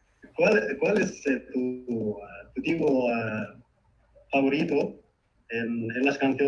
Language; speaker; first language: Spanish; non-native, fluent; Arabic